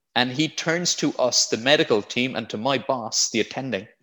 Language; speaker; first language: English; native; English